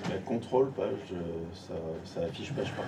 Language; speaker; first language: French; native; French